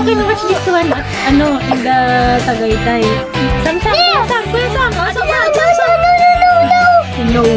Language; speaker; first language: English; non-native, local second language; Filipino